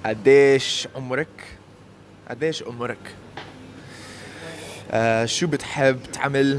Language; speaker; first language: Arabic; non-native, learner; English